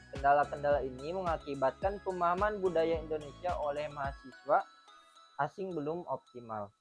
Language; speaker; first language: Indonesian; native; Indonesian